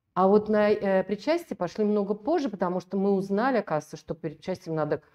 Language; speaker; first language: Russian; native; Russian